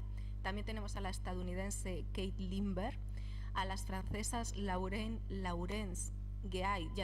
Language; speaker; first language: Spanish; native; Spanish